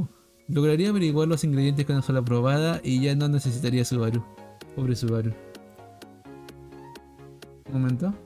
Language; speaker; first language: Spanish; native; Spanish